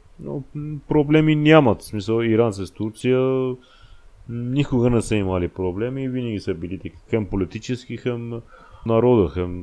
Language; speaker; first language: Bulgarian; non-native, fluent; Persian